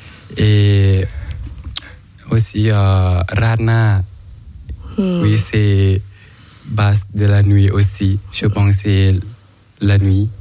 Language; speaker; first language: French; non-native, learner; Thai